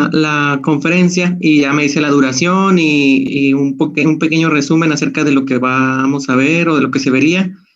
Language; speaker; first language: Spanish; native; Spanish